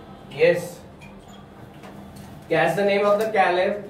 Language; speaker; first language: English; non-native, local second language; Urdu